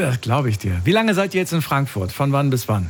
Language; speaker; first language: German; native; German